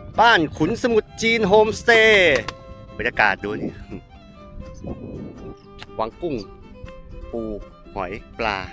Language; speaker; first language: Thai; native; Thai